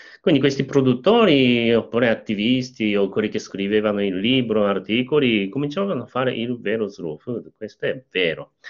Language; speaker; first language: Italian; non-native, fluent; Japanese